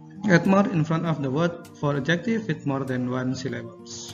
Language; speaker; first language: English; non-native, fluent; Indonesian